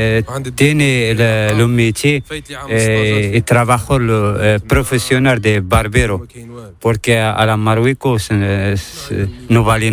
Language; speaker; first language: Spanish; non-native, learner; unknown